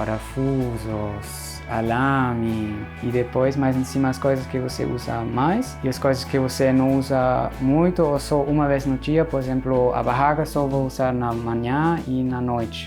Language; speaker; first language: Portuguese; non-native, fluent; German